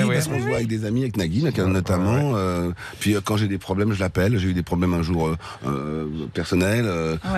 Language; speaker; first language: French; native; French